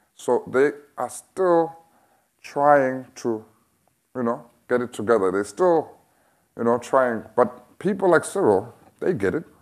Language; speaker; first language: English; non-native, local second language; Xhosa